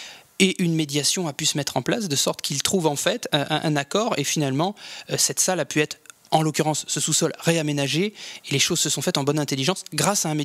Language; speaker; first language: French; native; French